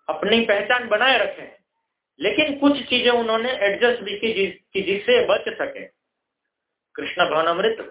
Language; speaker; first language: Hindi; non-native, local second language; Gujarati